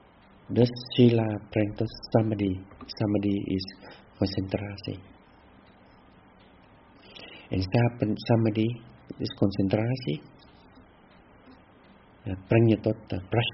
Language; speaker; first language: Dutch; non-native, fluent; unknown